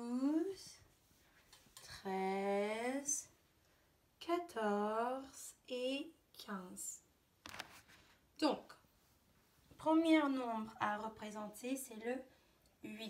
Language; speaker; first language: French; native; French